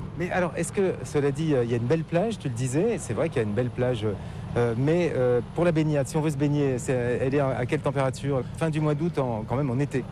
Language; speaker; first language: French; native; French